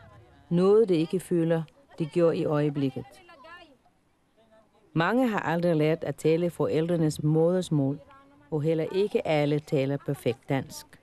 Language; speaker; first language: Danish; non-native, fluent; Filipino